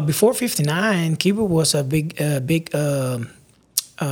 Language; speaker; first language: English; non-native, fluent; Spanish